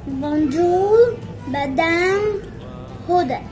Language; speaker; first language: French; non-native, learner; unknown